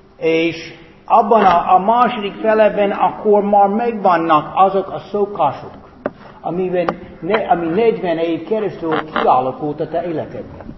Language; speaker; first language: Hungarian; non-native, fluent; English